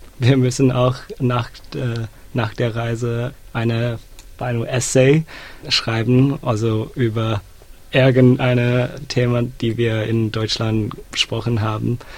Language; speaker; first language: German; non-native, fluent; Chinese